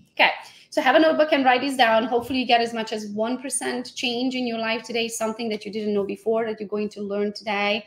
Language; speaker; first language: English; non-native, fluent; Hungarian